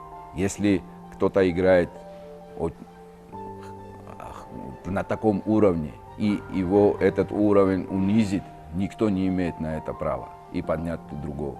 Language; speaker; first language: Russian; non-native, fluent; Georgian